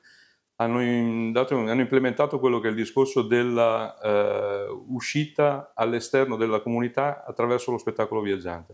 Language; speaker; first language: Italian; native; Italian